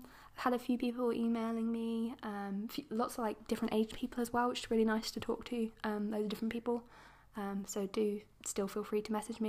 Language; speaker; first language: English; native; English